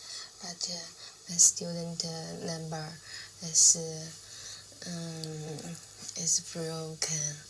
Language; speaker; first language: English; non-native, learner; Chinese